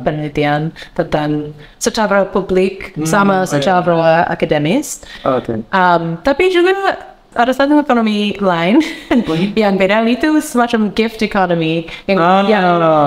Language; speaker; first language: Indonesian; non-native, learner; English